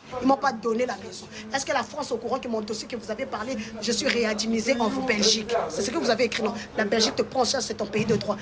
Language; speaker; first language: French; non-native, local second language; Lingala